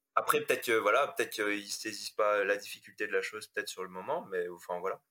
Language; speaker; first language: French; native; French